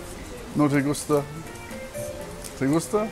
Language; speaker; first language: Spanish; non-native, learner; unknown